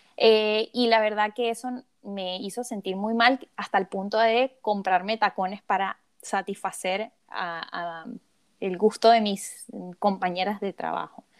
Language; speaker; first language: Spanish; native; Spanish